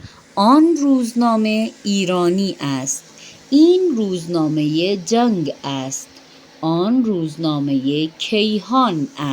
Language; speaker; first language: Persian; non-native, fluent; Urdu